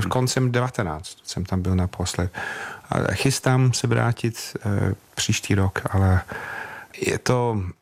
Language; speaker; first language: Czech; non-native, fluent; English